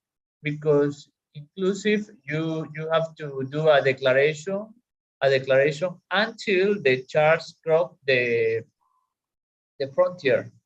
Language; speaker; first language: English; non-native, learner; Spanish